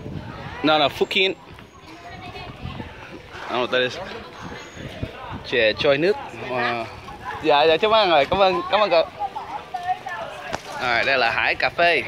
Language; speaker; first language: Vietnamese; early bilingual, heritage; Vietnamese